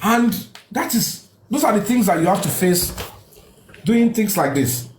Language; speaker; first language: English; non-native, local second language; Yoruba